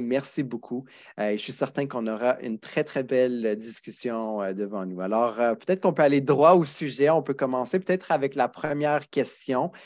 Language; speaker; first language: French; native; French